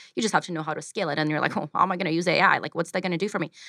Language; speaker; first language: English; early bilingual, other home language; Ukrainian